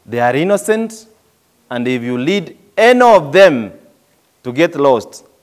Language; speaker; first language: English; non-native, local second language; Swahili